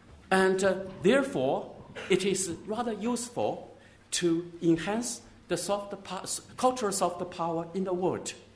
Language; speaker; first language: English; non-native, fluent; Chinese